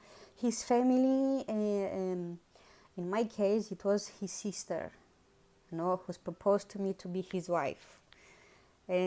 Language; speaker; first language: English; non-native, learner; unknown